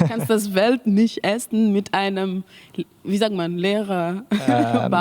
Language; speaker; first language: German; non-native, learner; Mandingo